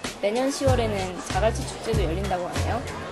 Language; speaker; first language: Korean; native; Korean